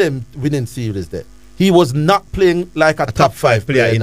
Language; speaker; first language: English; native; English